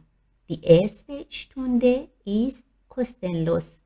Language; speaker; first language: German; non-native, fluent; Persian